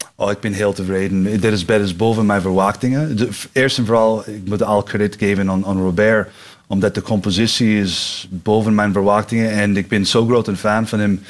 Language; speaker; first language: Dutch; non-native, learner; English